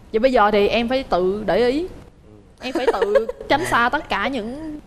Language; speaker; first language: Vietnamese; native; Vietnamese